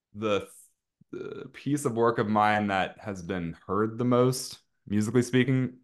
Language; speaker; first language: English; native; English